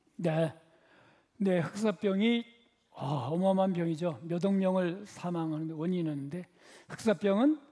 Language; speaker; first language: Korean; native; Korean